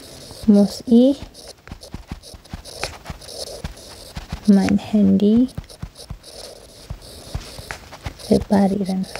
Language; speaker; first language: German; non-native, fluent; Indonesian